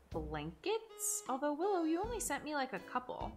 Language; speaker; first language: English; native; English